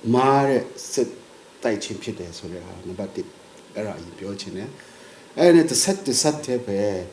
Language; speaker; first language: Burmese; non-native, local second language; Kachin